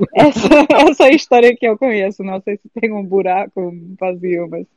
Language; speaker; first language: Portuguese; non-native, fluent; English